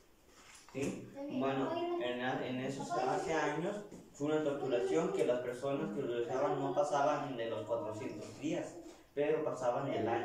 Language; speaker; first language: Spanish; native; Spanish